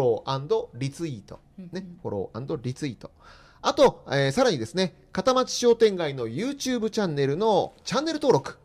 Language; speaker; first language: Japanese; native; Japanese